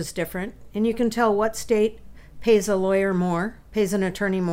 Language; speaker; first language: English; native; English